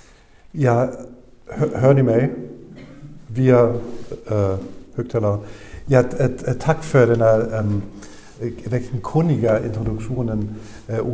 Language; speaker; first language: Swedish; non-native, fluent; German